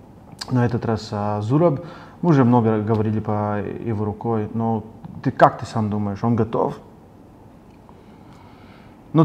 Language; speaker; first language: Russian; non-native, learner; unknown